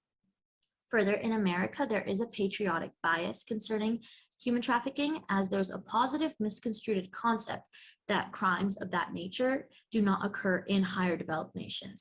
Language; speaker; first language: English; native; English